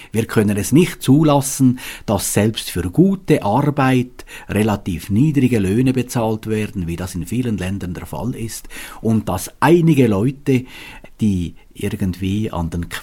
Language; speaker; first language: German; native; German